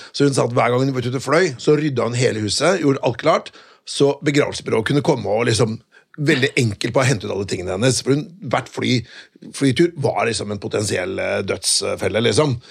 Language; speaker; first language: Norwegian; native; Norwegian